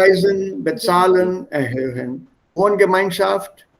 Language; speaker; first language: German; non-native, fluent; Hindi